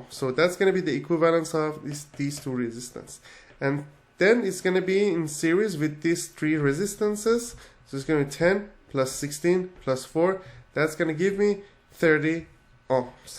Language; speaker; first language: English; non-native, fluent; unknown